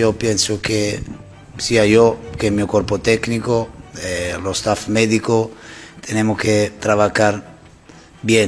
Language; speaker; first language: Spanish; non-native, learner; Italian